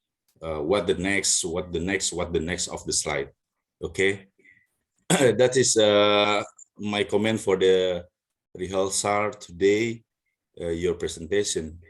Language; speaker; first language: English; non-native, learner; Indonesian